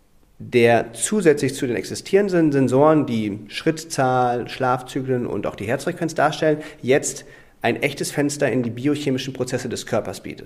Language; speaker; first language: German; native; German